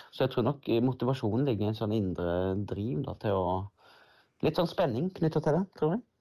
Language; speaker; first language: Norwegian; native; Norwegian